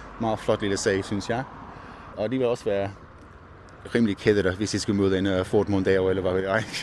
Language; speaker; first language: Danish; non-native, fluent; English